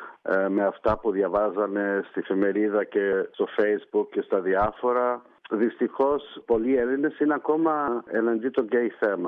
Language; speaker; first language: Greek; early bilingual, heritage; Greek